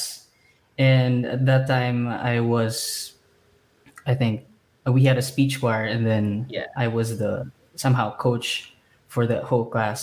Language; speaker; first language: English; non-native, local second language; Cebuano